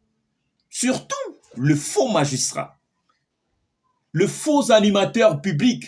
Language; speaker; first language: French; non-native, local second language; Lingala